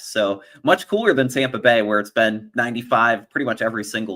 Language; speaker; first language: English; native; English